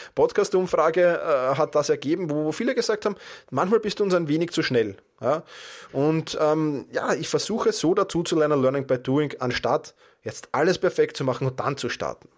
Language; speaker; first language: German; native; German